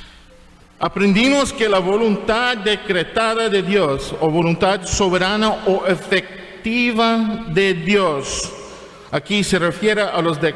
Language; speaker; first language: Spanish; non-native, fluent; English